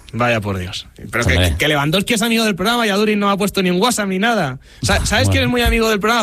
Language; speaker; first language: Spanish; native; Spanish